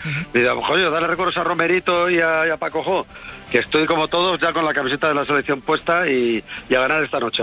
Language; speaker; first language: Spanish; native; Spanish